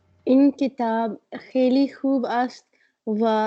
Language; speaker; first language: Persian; non-native, learner; Urdu